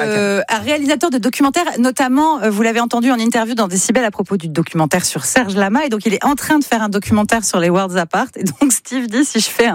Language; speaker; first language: French; native; French